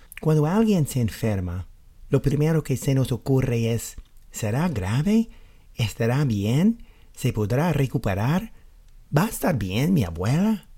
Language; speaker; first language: Spanish; non-native, fluent; English